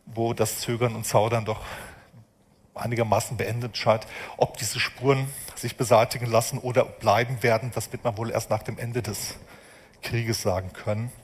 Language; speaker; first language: German; native; German